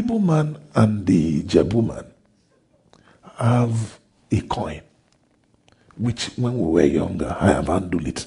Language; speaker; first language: English; non-native, local second language; Yoruba